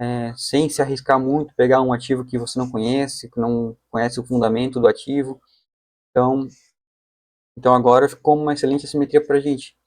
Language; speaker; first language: Portuguese; native; Portuguese